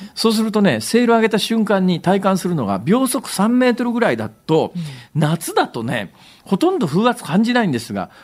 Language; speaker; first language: Japanese; native; Japanese